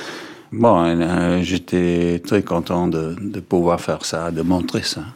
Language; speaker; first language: French; non-native, fluent; English